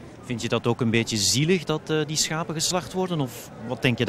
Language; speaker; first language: Dutch; native; Dutch